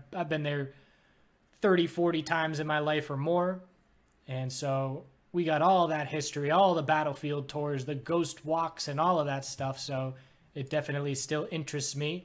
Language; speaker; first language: English; native; English